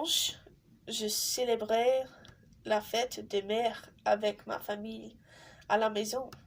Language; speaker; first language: French; non-native, learner; English